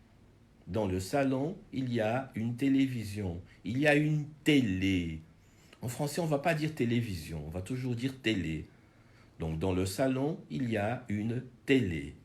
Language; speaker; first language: French; non-native, fluent; Portuguese